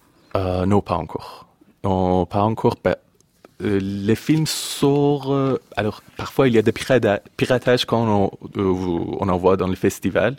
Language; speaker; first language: French; non-native, fluent; Persian